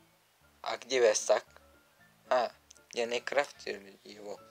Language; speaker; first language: Russian; non-native, learner; Uzbek